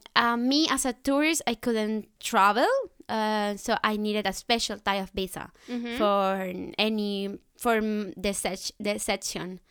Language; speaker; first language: English; non-native, fluent; Spanish